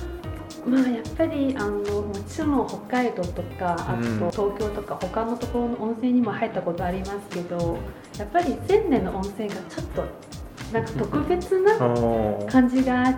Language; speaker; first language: Japanese; non-native, fluent; Chinese